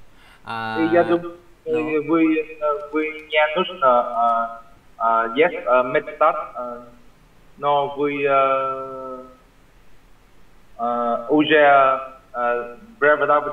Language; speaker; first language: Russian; non-native, learner; Vietnamese